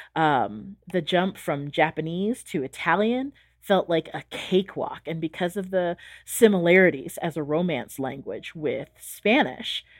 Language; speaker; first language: English; native; English